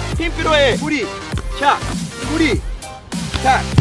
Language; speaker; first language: Korean; non-native, learner; Portuguese